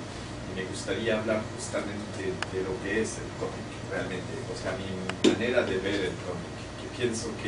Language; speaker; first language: Spanish; non-native, fluent; French